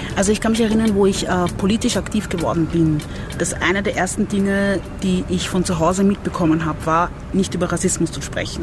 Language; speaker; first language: German; early bilingual, other home language; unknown